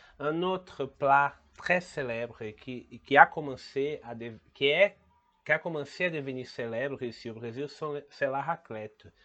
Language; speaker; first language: French; non-native, learner; Portuguese